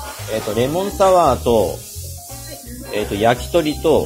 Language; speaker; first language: Japanese; native; Japanese